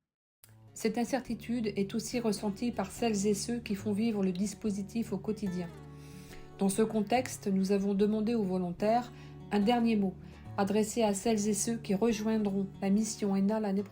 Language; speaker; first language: French; native; French